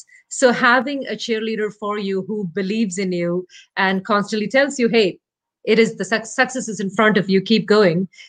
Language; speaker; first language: English; non-native, local second language; Malayalam